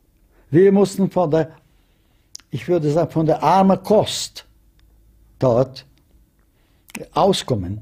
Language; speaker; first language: German; non-native, fluent; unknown